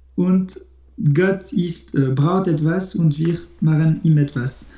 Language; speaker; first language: German; non-native, fluent; French